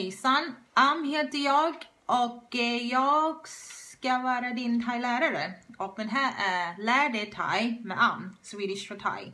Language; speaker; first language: Swedish; non-native, fluent; Thai